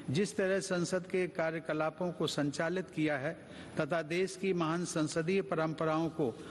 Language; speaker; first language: Hindi; native; Hindi